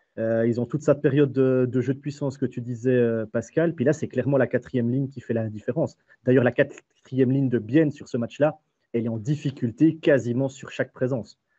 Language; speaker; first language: French; native; French